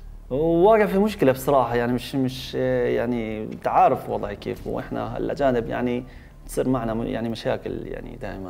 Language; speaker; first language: Arabic; non-native, fluent; Korean